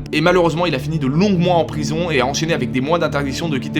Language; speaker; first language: French; native; French